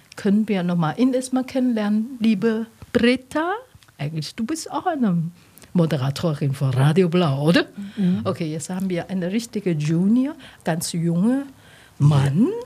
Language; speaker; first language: German; non-native, learner; Chinese